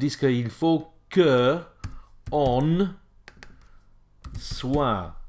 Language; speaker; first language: French; non-native, fluent; English